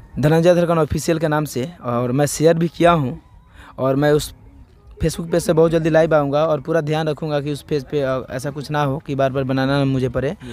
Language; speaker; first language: Hindi; native; Hindi